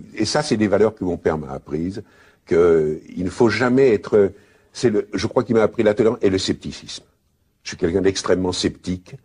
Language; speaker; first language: French; native; French